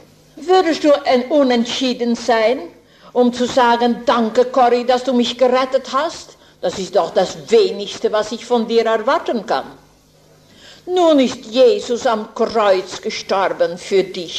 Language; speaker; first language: German; non-native, fluent; Dutch